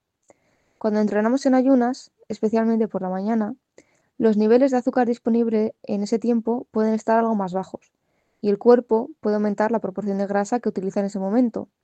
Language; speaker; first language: Spanish; native; Spanish